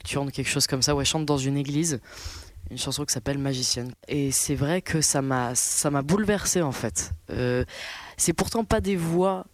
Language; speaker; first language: French; native; French